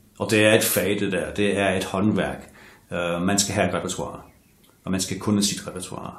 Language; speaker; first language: Danish; non-native, fluent; English